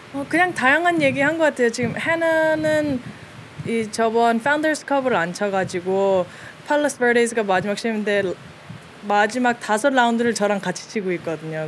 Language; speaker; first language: Korean; early bilingual, heritage; Korean